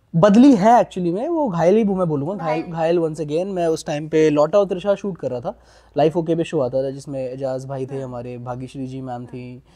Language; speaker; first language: Hindi; native; Hindi